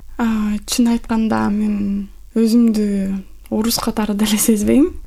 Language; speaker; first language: Kyrgyz; non-native, local second language; Russian